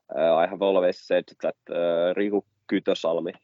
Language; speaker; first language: English; non-native, fluent; Finnish